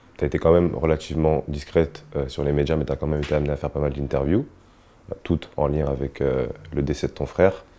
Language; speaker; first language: French; native; French